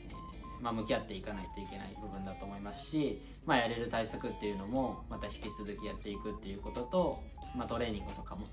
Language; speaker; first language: Japanese; native; Japanese